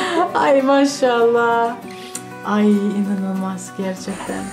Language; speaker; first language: Turkish; non-native, fluent; Russian